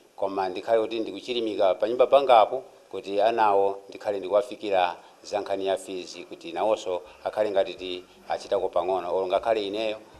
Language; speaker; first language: Nyanja; non-native, local second language; Tumbuka